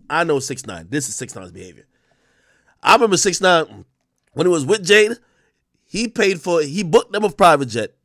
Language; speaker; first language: English; native; English